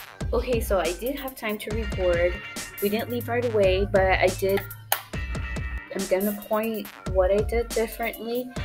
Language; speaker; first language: English; early bilingual, other home language; Spanish